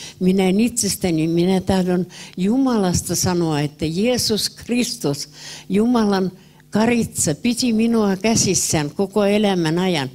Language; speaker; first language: Finnish; early bilingual, heritage; Finnish